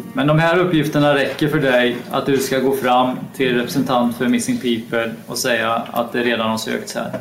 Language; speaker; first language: Swedish; native; Swedish